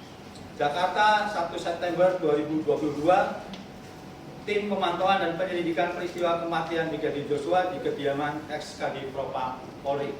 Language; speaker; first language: Indonesian; native; Indonesian